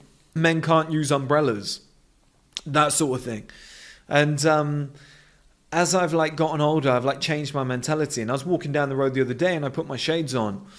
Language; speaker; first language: English; native; English